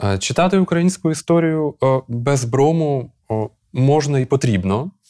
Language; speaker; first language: Ukrainian; native; Ukrainian